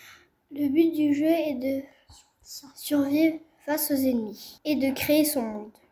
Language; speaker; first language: French; native; French